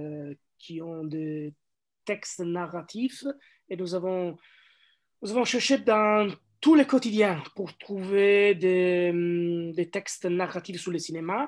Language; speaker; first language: French; non-native, learner; Italian